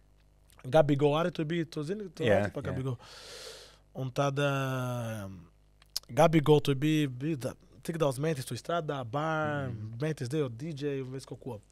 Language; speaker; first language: Latvian; non-native, learner; Portuguese